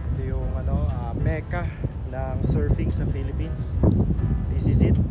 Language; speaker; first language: Filipino; native; Filipino